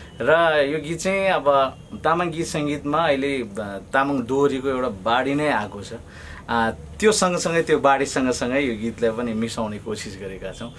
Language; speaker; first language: Nepali; non-native, local second language; Eastern Tamang